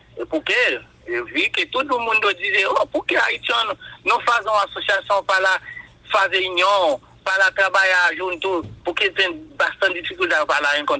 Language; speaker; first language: Portuguese; non-native, local second language; Haitian Creole